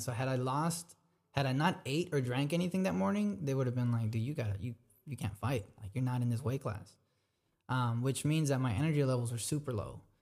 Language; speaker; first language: English; early bilingual, other home language; Spanish